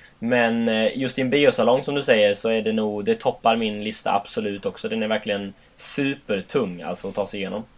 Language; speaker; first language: Swedish; native; Swedish